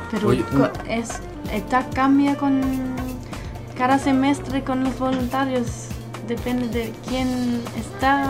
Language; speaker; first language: Spanish; non-native, learner; German